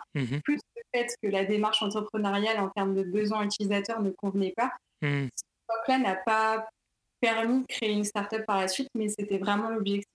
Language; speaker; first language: French; native; French